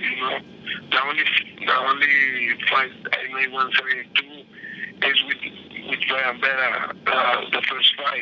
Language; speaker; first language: English; non-native, learner; Spanish